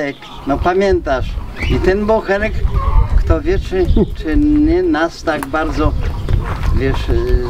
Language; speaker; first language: Polish; native; Polish